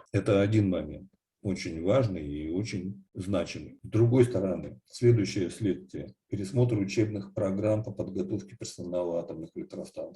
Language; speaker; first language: Russian; native; Russian